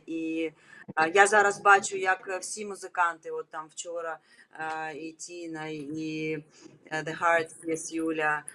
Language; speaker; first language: Ukrainian; non-native, local second language; Russian